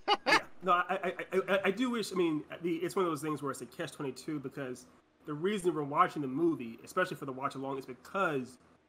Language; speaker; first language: English; native; English